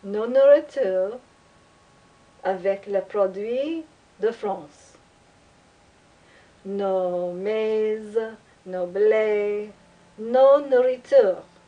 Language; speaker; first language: French; non-native, learner; English